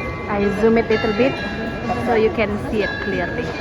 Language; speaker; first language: English; non-native, fluent; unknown